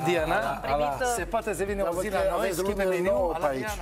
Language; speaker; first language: Romanian; non-native, learner; Hebrew